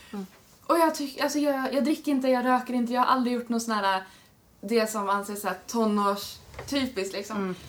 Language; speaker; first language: Swedish; native; Swedish